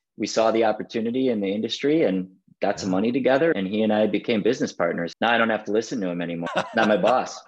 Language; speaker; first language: English; native; English